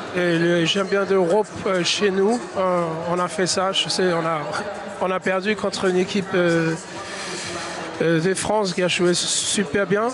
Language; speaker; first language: French; non-native, fluent; Danish